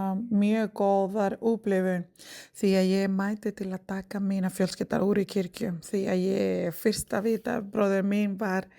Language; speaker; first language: Icelandic; non-native, learner; Spanish